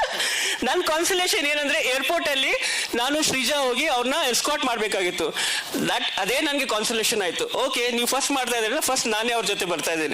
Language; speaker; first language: Kannada; non-native, local second language; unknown